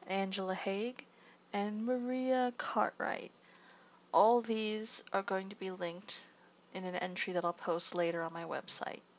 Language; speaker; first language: English; native; English